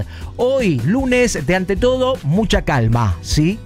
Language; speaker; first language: Spanish; native; Spanish